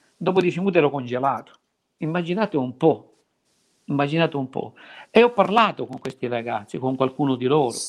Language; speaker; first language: Italian; native; Italian